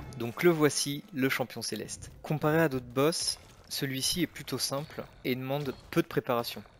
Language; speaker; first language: French; native; French